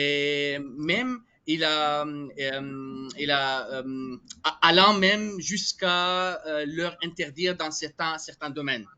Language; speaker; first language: French; non-native, fluent; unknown